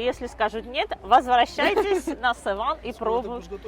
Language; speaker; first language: Russian; native; Russian